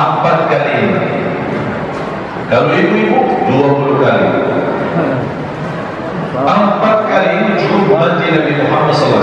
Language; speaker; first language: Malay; non-native, fluent; Arabic